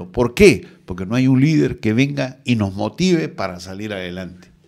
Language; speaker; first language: Spanish; native; Spanish